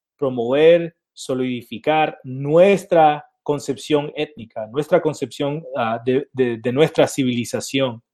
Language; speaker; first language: Spanish; early bilingual, heritage; Spanish